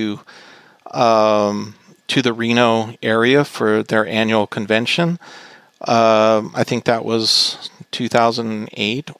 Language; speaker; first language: English; native; English